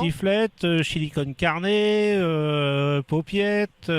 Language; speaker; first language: French; native; French